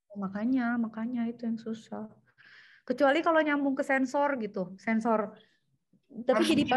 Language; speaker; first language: Indonesian; native; Indonesian